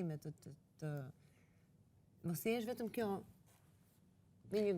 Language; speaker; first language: Albanian; native; Albanian